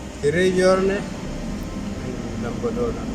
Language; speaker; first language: Italian; non-native, learner; Arabic